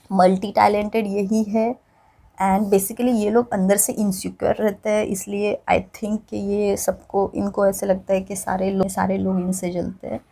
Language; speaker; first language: Hindi; non-native, local second language; Marathi